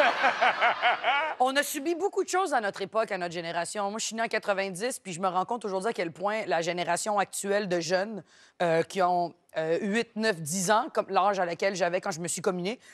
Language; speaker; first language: French; native; French